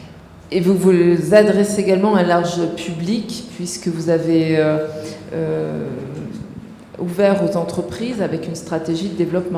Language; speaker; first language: French; native; French